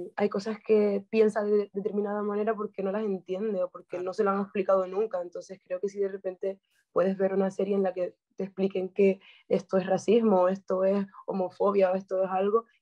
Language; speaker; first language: Spanish; native; Spanish